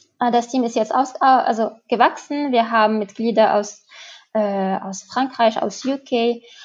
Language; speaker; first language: German; non-native, fluent; Arabic